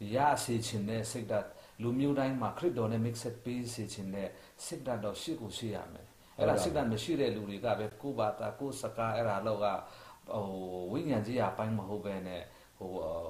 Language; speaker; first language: Burmese; non-native, local second language; Hakha Chin